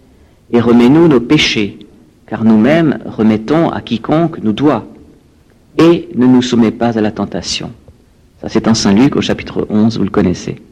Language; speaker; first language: French; native; French